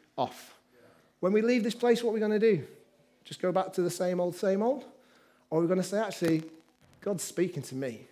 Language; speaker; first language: English; native; English